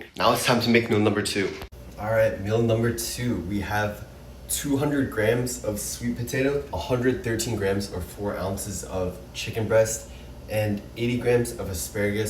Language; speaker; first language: English; native; English